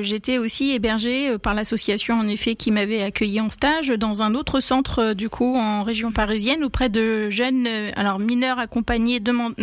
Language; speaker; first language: French; native; French